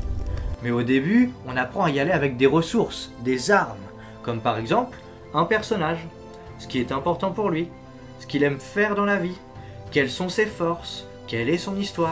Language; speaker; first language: French; native; French